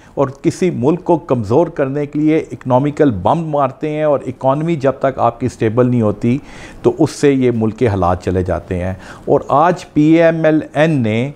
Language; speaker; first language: Urdu; non-native, local second language; Punjabi